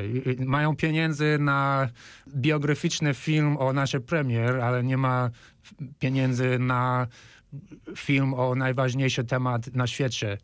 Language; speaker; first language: Polish; non-native, fluent; English